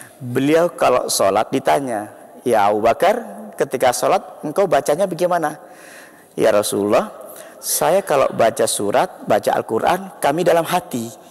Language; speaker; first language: Indonesian; native; Indonesian